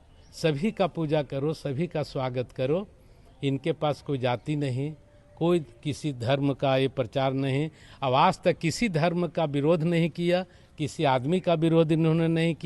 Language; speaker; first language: Hindi; native; Hindi